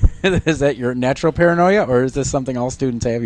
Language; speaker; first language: English; native; English